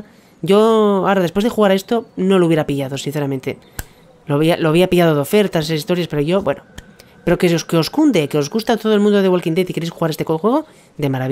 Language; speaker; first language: Spanish; native; Spanish